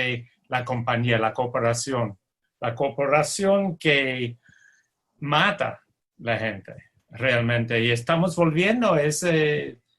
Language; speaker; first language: Spanish; non-native, fluent; English